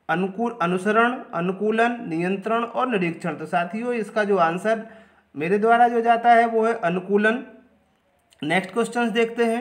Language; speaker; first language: Hindi; native; Hindi